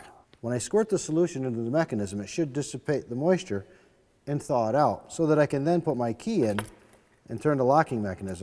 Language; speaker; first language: English; native; English